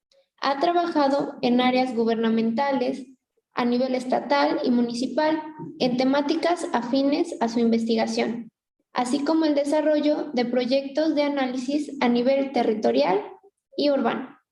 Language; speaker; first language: Spanish; native; Spanish